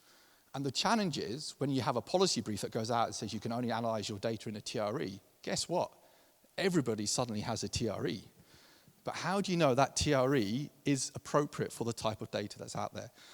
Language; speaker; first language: English; native; English